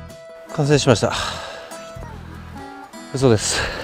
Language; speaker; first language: Japanese; native; Japanese